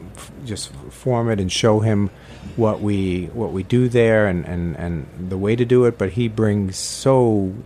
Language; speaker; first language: English; native; English